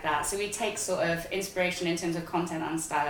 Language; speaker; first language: English; native; English